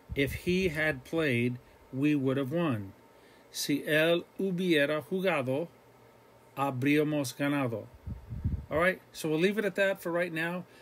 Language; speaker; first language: English; native; English